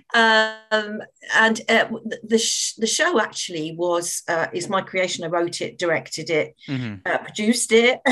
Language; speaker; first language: English; native; English